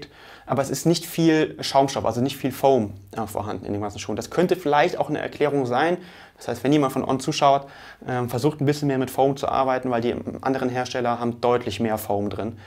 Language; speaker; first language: German; native; German